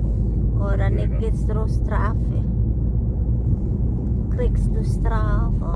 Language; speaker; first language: German; non-native, learner; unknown